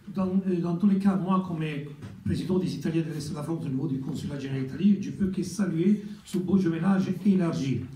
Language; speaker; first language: French; non-native, fluent; Italian